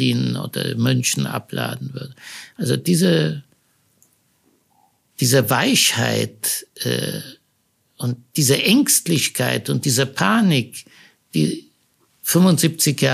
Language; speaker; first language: German; early bilingual, other home language; Hebrew